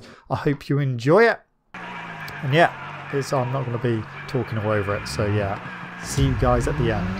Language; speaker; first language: English; native; English